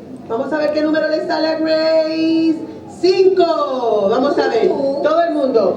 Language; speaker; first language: Spanish; native; Spanish